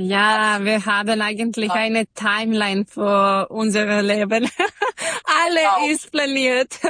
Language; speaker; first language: German; non-native, learner; Serbian